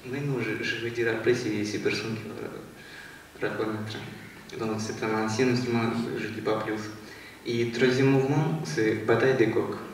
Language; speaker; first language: French; non-native, learner; Russian